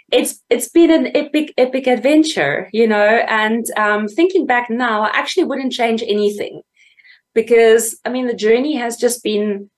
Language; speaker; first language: English; native; English